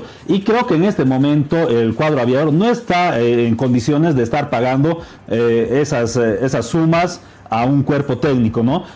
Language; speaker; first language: Spanish; native; Spanish